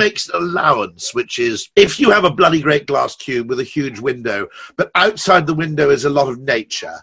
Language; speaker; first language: English; native; English